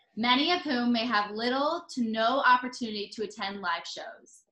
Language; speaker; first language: English; native; English